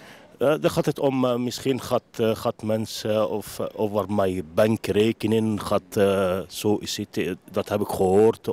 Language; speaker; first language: Dutch; non-native, learner; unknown